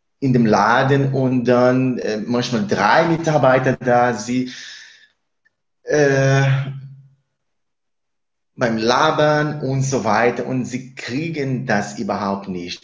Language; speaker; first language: German; non-native, fluent; Spanish